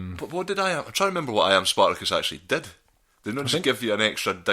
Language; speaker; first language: English; native; English